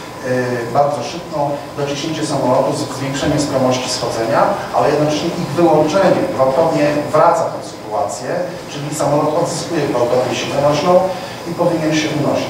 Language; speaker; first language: Polish; native; Polish